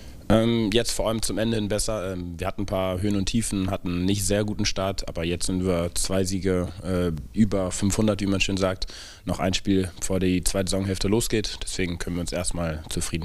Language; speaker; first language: German; native; German